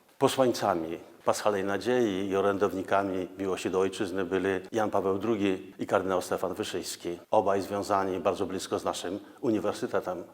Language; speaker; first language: Polish; native; Polish